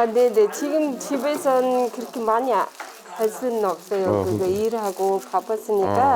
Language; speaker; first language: Korean; non-native, learner; Mongolian